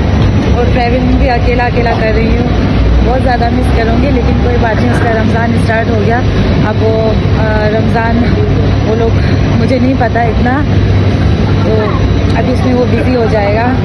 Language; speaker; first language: Hindi; non-native, local second language; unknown